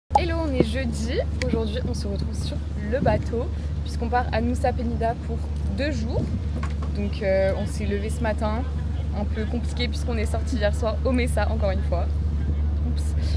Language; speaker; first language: French; native; French